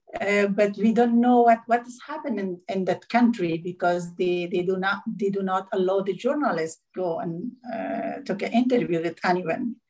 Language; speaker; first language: English; non-native, learner; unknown